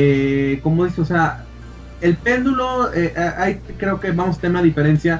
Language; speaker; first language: Spanish; native; Spanish